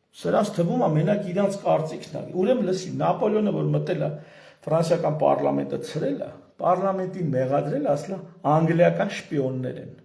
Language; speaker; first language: Armenian; native; Armenian